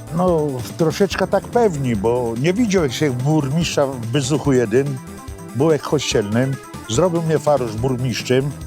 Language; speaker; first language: Polish; native; Polish